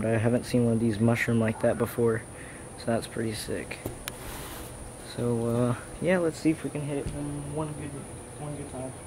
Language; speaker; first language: English; native; English